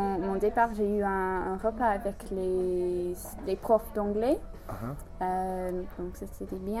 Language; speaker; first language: French; non-native, learner; English